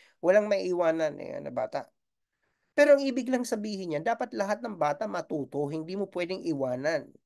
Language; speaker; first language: Filipino; non-native, local second language; Bikol